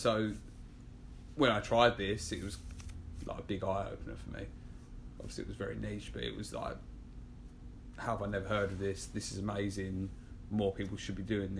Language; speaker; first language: English; native; English